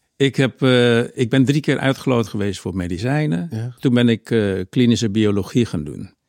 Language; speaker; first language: Dutch; non-native, fluent; Indonesian